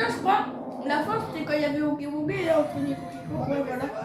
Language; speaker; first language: French; native; French